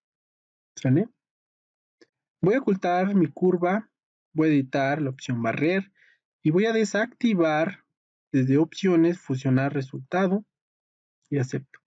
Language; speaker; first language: Spanish; native; Spanish